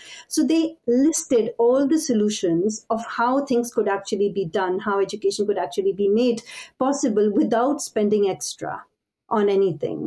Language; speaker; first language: English; non-native, local second language; Pashto